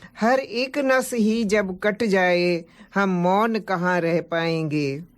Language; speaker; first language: Hindi; non-native, local second language; Sindhi